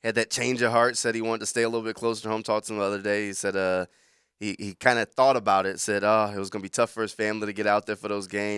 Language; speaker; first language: English; native; English